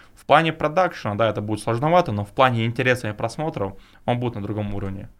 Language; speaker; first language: Russian; non-native, local second language; Chechen